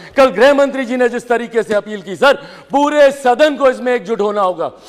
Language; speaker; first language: Hindi; native; Hindi